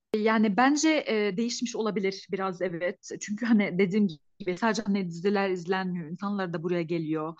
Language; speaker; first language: Turkish; non-native, fluent; Arabic